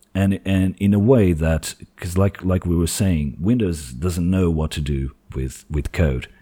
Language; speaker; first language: English; non-native, fluent; Portuguese